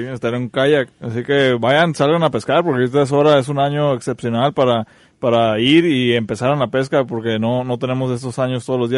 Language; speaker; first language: Spanish; native; Spanish